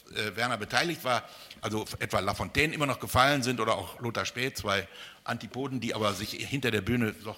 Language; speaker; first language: German; native; German